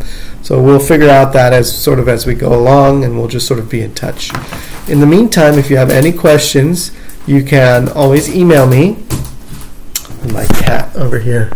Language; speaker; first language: English; native; English